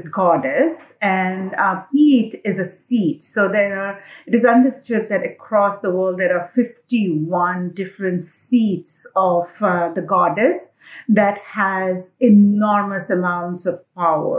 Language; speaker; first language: English; non-native, local second language; Assamese